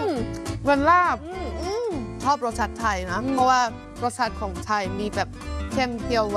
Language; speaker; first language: Thai; non-native, fluent; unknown